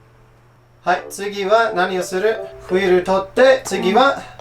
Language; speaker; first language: Japanese; non-native, learner; English